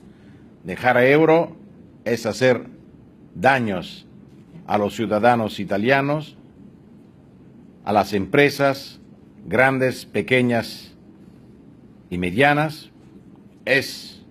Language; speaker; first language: Spanish; non-native, fluent; Italian